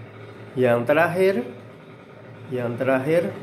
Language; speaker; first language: Indonesian; native; Indonesian